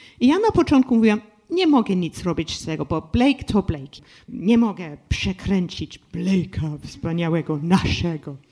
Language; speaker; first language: Polish; non-native, fluent; English